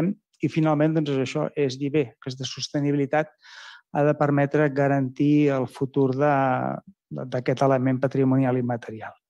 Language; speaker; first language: Catalan; native; Catalan